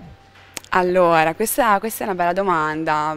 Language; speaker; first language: Italian; native; Italian